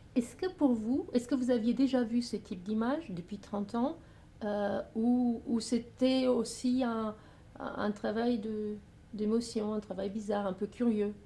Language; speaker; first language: French; non-native, fluent; Romanian